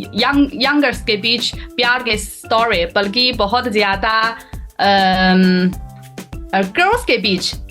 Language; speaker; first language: Hindi; non-native, learner; Chinese